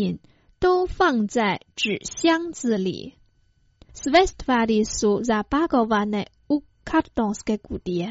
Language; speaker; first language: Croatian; non-native, fluent; Chinese